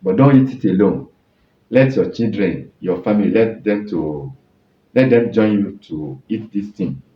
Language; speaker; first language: English; non-native, local second language; Yoruba